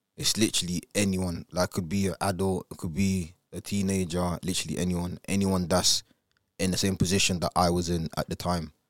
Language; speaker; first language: English; early bilingual, other home language; Italian